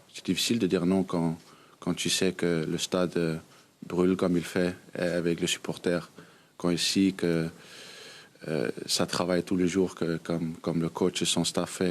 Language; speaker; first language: French; early bilingual, heritage; Danish